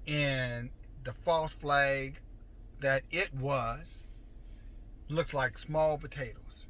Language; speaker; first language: English; native; English